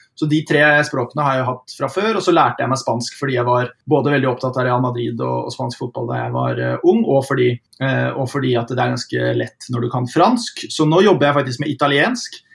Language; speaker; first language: Norwegian; early bilingual, heritage; Norwegian